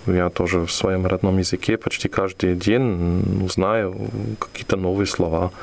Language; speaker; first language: Russian; non-native, fluent; German